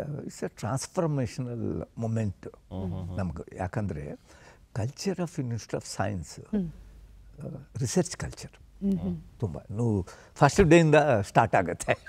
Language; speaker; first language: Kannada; non-native, fluent; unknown